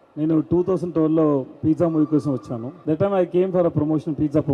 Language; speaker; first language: Telugu; non-native, learner; Tamil